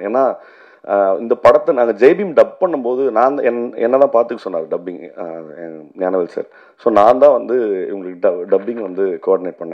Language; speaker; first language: Tamil; native; Tamil